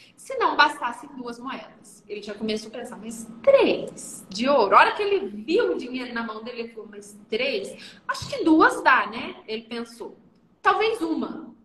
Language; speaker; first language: Portuguese; native; Portuguese